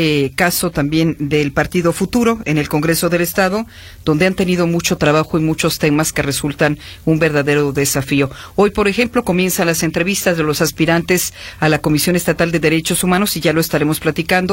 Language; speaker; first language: Spanish; native; Spanish